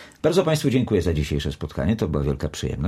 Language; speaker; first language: Polish; native; Polish